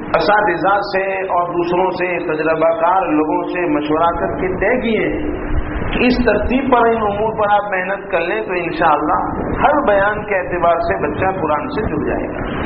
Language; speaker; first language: Urdu; non-native, local second language; Gujarati